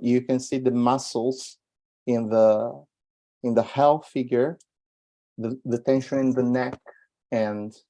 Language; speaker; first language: English; non-native, fluent; Italian